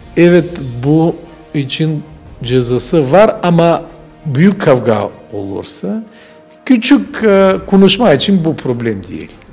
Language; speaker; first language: Turkish; non-native, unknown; Bulgarian